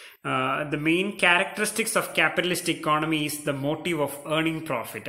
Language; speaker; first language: English; non-native, local second language; Malayalam